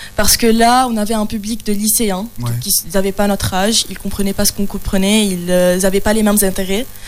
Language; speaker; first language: French; non-native, local second language; Arabic